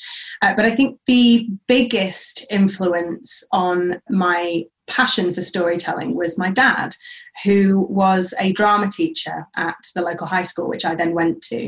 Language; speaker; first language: English; native; English